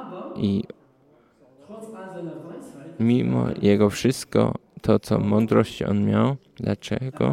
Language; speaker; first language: Polish; early bilingual, heritage; Polish